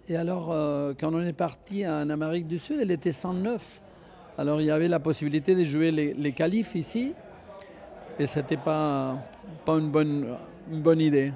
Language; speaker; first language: French; non-native, fluent; Spanish